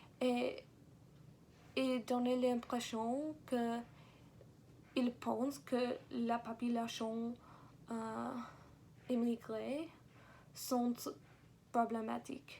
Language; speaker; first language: French; non-native, learner; English